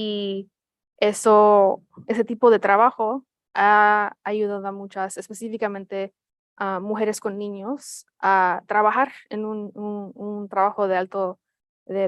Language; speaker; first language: Spanish; early bilingual, heritage; Spanish